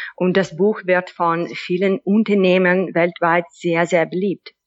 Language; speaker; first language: German; non-native, fluent; Russian